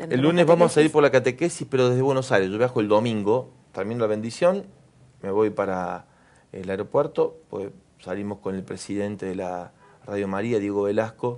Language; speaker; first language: Spanish; native; Spanish